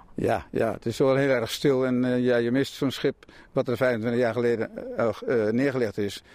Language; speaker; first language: Dutch; native; Dutch